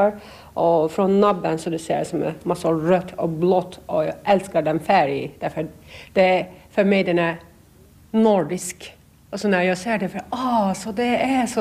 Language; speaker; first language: Swedish; non-native, learner; Turkish